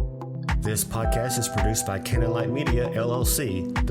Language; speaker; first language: English; native; English